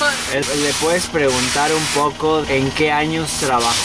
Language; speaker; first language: Spanish; native; Spanish